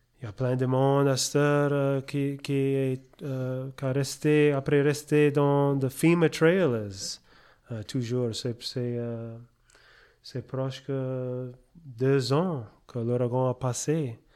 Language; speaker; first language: French; early bilingual, heritage; French